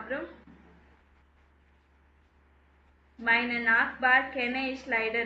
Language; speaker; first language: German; non-native, learner; Tamil